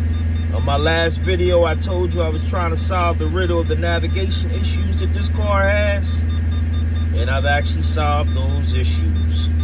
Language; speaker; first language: English; native; English